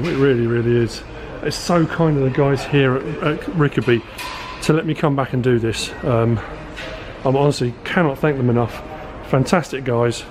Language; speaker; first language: English; native; English